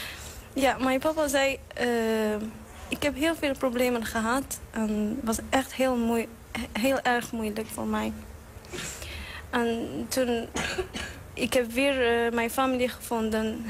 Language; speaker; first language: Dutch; non-native, learner; Persian